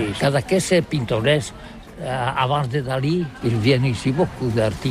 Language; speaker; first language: French; non-native, learner; Catalan